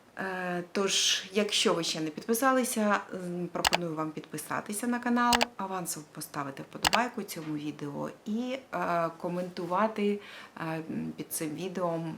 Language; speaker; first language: Ukrainian; non-native, local second language; Russian